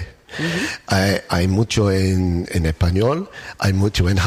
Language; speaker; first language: Spanish; non-native, learner; English